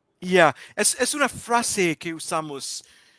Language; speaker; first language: Spanish; non-native, learner; English